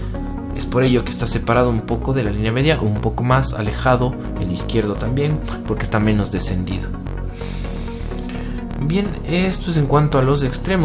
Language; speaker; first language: Spanish; native; Spanish